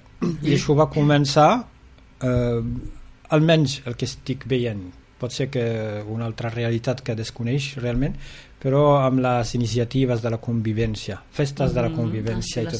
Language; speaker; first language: Catalan; non-native, fluent; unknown